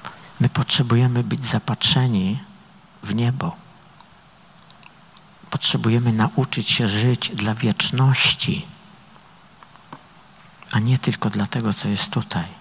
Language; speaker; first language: Polish; native; Polish